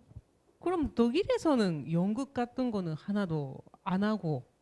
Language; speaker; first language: Korean; non-native, fluent; Japanese